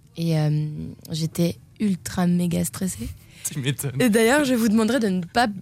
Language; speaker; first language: French; native; French